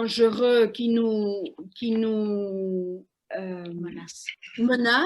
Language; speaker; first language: French; non-native, fluent; Spanish